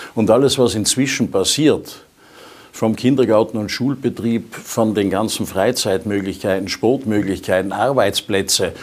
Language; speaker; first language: German; native; German